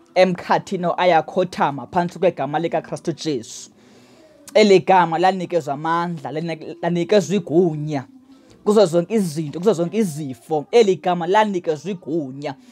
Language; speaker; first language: Zulu; non-native, local second language; Xhosa